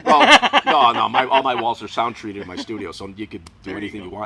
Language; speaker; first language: English; native; English